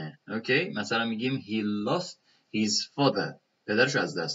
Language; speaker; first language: Persian; native; Persian